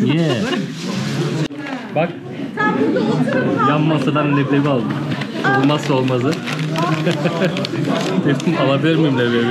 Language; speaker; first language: Turkish; native; Turkish